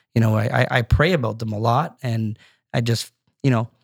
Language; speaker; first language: English; native; English